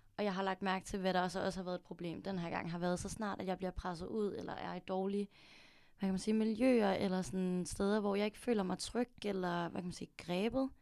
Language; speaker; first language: Danish; early bilingual, other home language; Filipino